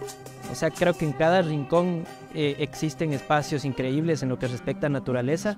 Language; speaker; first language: Spanish; native; Spanish